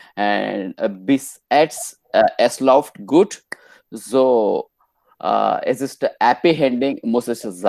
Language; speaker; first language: German; non-native, learner; Hindi